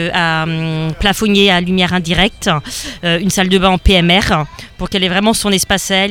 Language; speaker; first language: French; native; French